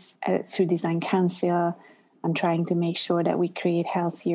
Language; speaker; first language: English; non-native, fluent; Hungarian